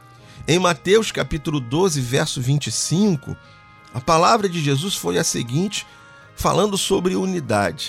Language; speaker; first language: Portuguese; native; Portuguese